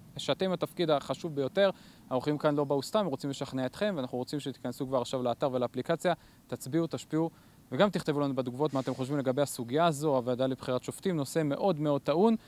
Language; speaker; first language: Hebrew; native; Hebrew